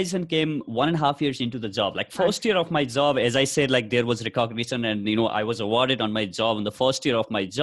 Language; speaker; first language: English; non-native, local second language; Nepali